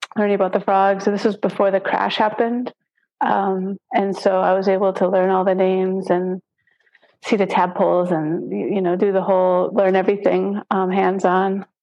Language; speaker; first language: English; native; English